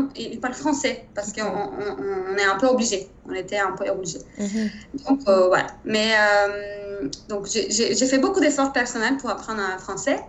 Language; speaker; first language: French; non-native, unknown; Turkish